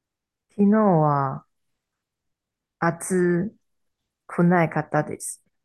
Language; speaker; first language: Japanese; non-native, learner; Chinese